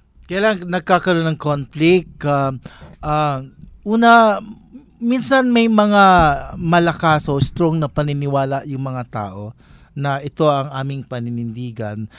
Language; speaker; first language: Filipino; native; Filipino